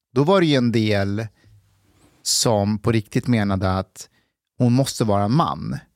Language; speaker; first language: Swedish; native; Swedish